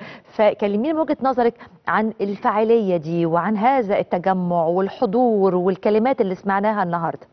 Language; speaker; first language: Arabic; native; Arabic